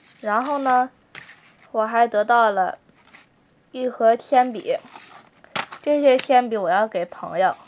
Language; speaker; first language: Chinese; early bilingual, heritage; English